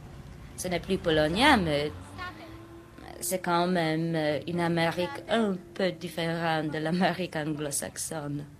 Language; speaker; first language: French; non-native, fluent; Polish